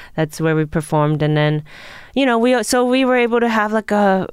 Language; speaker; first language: English; early bilingual, other home language; Japanese